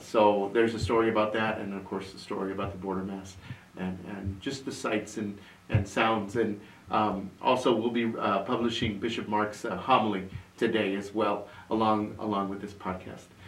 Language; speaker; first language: English; early bilingual, other home language; Spanish